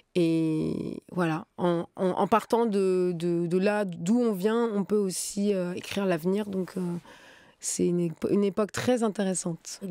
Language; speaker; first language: French; native; French